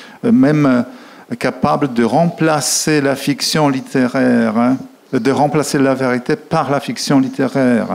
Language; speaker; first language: French; non-native, fluent; Polish